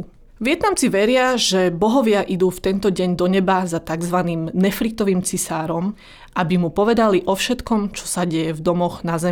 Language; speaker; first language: Slovak; early bilingual, other home language; Vietnamese